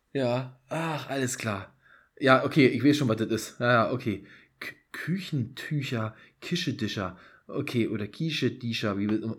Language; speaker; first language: German; native; German